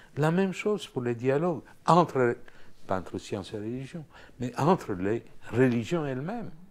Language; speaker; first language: French; non-native, fluent; Romanian